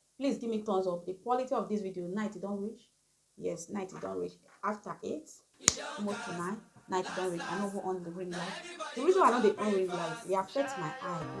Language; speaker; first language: Nigerian Pidgin; native; Nigerian Pidgin